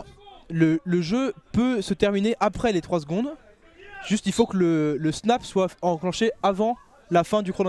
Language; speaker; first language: French; native; French